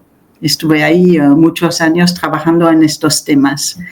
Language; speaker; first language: Spanish; non-native, fluent; French